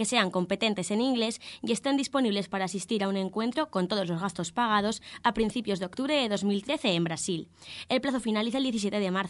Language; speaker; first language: Spanish; native; Spanish